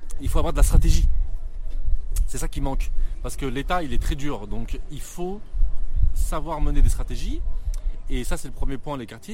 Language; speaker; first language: French; native; French